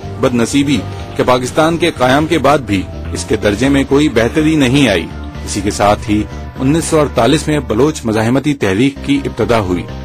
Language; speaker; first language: Urdu; native; Urdu